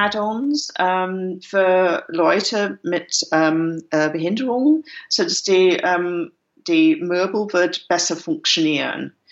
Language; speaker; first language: German; non-native, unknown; English